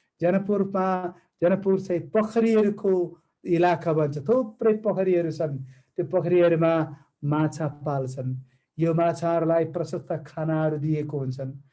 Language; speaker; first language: Nepali; non-native, fluent; Malayalam